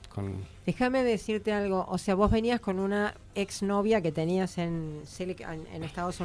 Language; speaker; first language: Spanish; native; Spanish